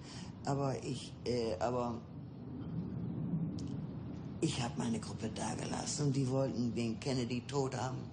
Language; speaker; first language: German; non-native, fluent; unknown